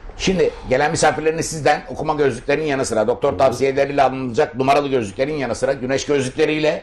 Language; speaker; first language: Turkish; native; Turkish